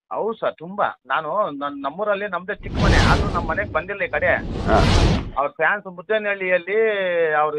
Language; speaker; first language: Kannada; native; Kannada